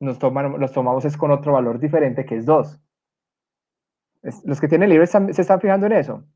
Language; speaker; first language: Spanish; native; Spanish